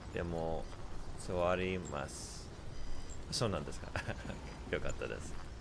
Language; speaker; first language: Japanese; non-native, learner; English